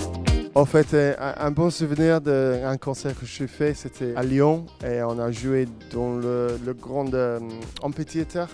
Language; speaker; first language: French; non-native, fluent; English